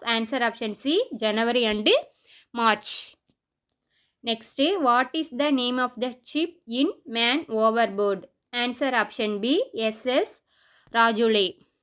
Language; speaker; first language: English; non-native, local second language; Tamil